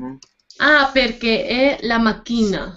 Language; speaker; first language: Italian; non-native, learner; Spanish